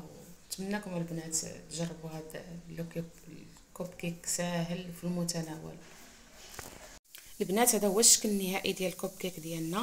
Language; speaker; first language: Arabic; native; Arabic